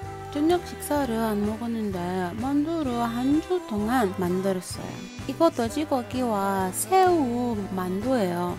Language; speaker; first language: Korean; non-native, learner; English